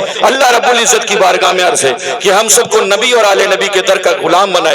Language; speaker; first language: Urdu; native; Urdu